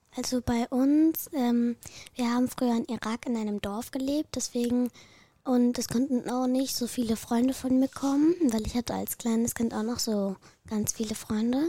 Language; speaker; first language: German; early bilingual, other home language; Kurdish